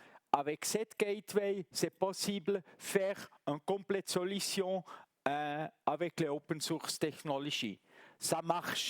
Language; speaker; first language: French; non-native, local second language; German